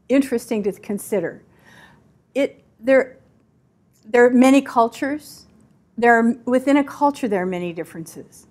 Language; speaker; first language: English; native; English